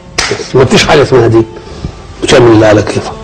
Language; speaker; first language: Arabic; native; Arabic